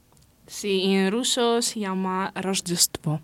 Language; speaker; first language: Spanish; non-native, learner; Russian